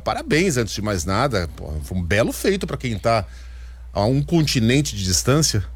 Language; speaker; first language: Portuguese; native; Portuguese